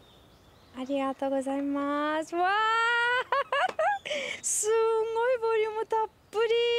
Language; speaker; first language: Japanese; non-native, fluent; Romanian